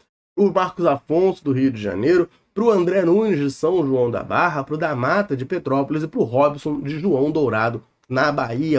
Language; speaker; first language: Portuguese; native; Portuguese